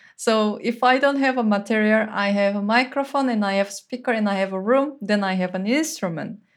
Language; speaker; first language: English; non-native, fluent; Korean